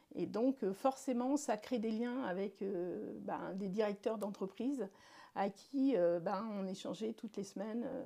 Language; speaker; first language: French; native; French